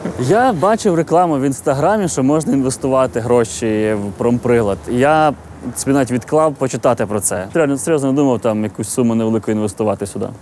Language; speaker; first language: Ukrainian; native; Ukrainian